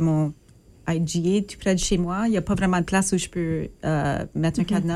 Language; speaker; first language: French; native; French